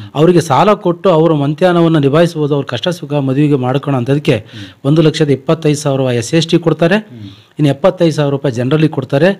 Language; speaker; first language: Kannada; native; Kannada